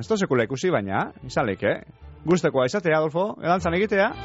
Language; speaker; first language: Basque; native; Basque